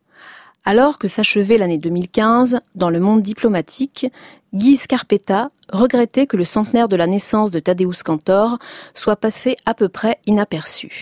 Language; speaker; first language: French; native; French